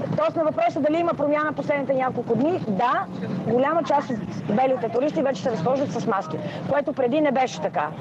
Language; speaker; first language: Bulgarian; native; Bulgarian